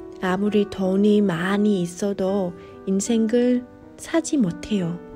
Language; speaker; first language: Korean; non-native, fluent; Vietnamese